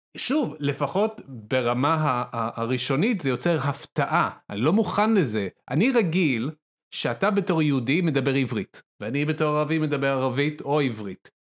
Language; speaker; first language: Hebrew; non-native, local second language; Arabic